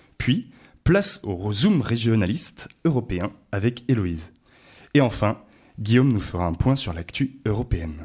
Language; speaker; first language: French; native; French